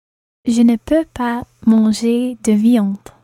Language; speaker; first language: French; non-native, learner; English